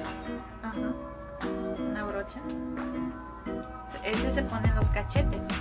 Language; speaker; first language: Spanish; native; Spanish